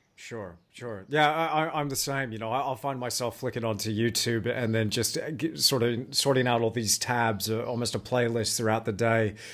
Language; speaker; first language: English; native; English